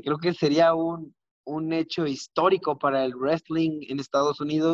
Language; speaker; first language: English; non-native, learner; Spanish